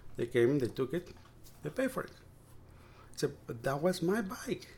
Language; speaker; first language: English; non-native, fluent; Spanish